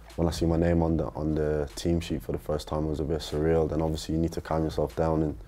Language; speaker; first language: English; native; English